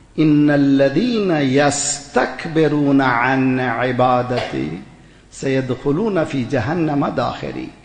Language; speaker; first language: Urdu; native; Urdu